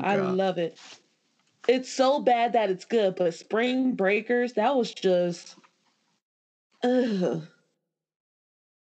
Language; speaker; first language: English; native; English